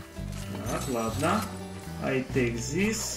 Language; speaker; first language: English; non-native, learner; Russian